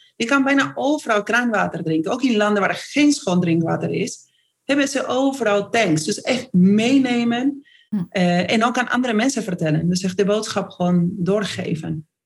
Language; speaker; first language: Dutch; non-native, fluent; Spanish